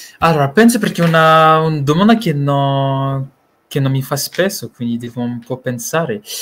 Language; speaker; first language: Italian; non-native, learner; Malagasy